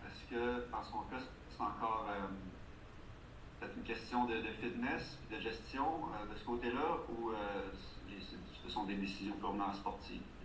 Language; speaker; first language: French; native; French